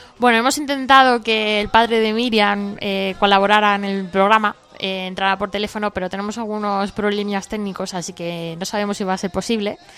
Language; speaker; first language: Spanish; native; Spanish